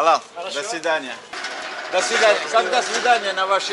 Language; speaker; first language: Russian; non-native, learner; English